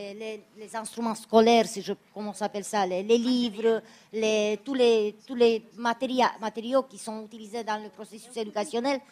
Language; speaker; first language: French; non-native, fluent; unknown